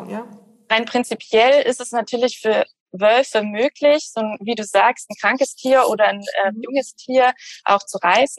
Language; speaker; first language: German; native; German